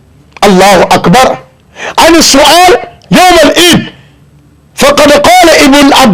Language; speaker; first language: Arabic; non-native, fluent; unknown